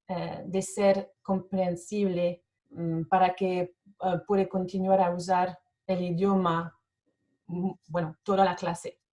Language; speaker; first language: Spanish; non-native, fluent; French